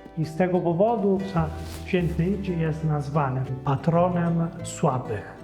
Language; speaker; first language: Polish; non-native, fluent; Italian